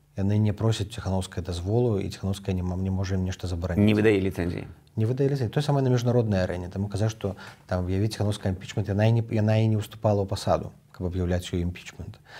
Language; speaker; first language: Belarusian; native; Belarusian